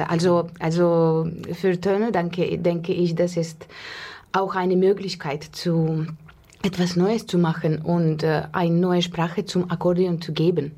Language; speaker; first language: German; non-native, learner; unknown